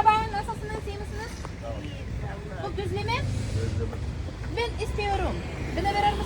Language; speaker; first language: Turkish; non-native, learner; Russian